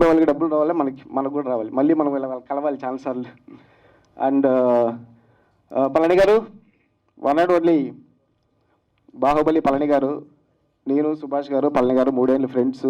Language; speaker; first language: Telugu; native; Telugu